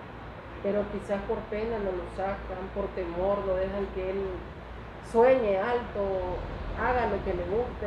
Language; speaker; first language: Spanish; native; Spanish